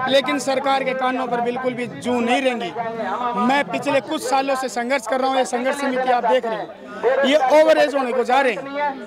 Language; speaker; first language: Hindi; native; Hindi